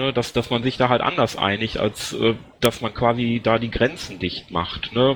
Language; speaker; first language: German; native; German